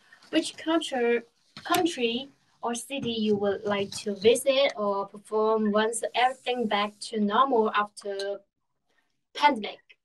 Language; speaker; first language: English; non-native, learner; Korean